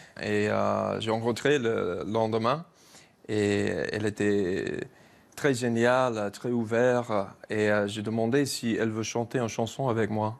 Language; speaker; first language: French; non-native, learner; English